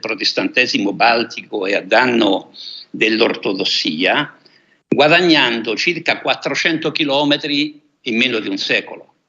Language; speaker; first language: Italian; native; Italian